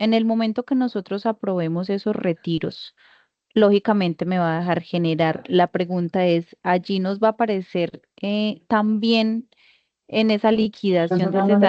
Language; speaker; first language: Spanish; native; Spanish